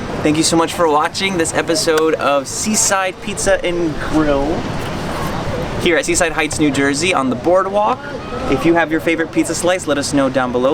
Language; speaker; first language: English; native; English